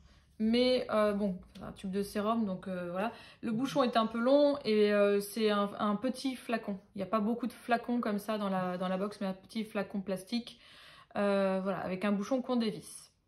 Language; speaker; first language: French; native; French